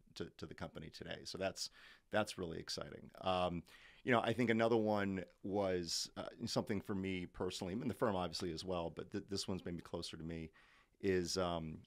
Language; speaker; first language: English; native; English